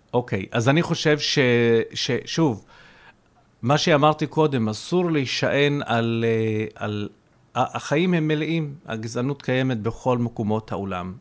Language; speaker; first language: Hebrew; non-native, local second language; Arabic